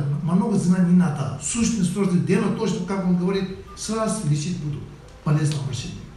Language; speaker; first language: Russian; non-native, learner; Tibetan